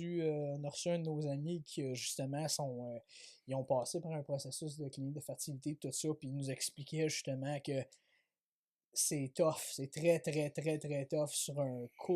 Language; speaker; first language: French; native; French